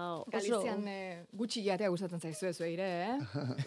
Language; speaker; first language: Basque; native; Basque